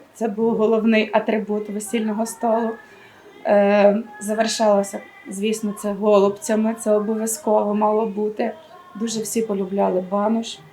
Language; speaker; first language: Ukrainian; native; Ukrainian